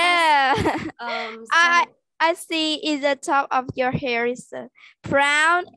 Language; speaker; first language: English; non-native, learner; Vietnamese